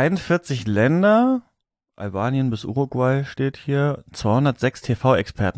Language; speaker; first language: German; native; German